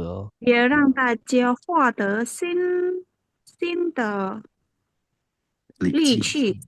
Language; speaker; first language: Chinese; non-native, learner; Khmer